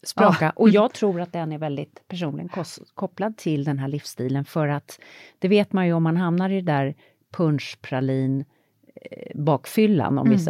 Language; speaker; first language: Swedish; native; Swedish